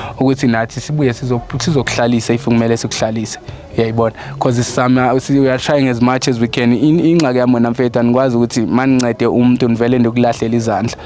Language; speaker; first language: Zulu; non-native, local second language; Xhosa